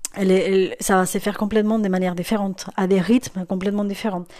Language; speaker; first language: French; non-native, fluent; Spanish